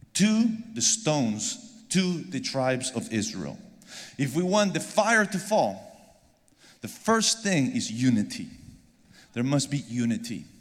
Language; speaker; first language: English; non-native, fluent; Spanish